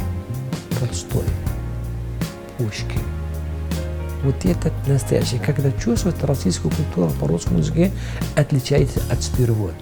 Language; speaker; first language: Russian; non-native, fluent; Arabic